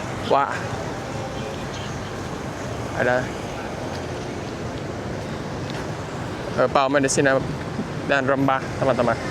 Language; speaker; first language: Indonesian; non-native, fluent; Vietnamese